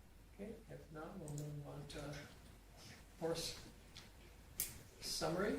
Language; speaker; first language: English; native; English